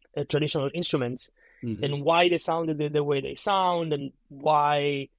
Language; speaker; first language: English; non-native, fluent; Italian